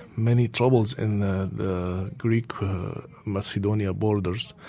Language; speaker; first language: English; non-native, learner; Arabic